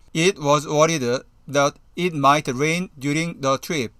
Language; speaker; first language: English; non-native, fluent; Korean